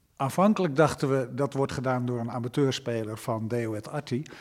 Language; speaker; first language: Dutch; native; Dutch